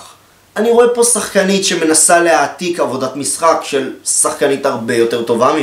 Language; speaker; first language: Hebrew; native; Hebrew